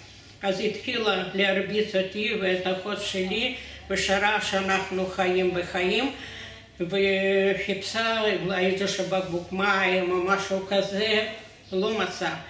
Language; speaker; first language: Hebrew; non-native, fluent; Russian